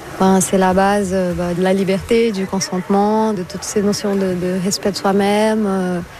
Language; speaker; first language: French; non-native, fluent; Portuguese